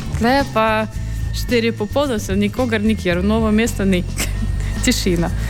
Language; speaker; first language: Slovenian; non-native, fluent; Russian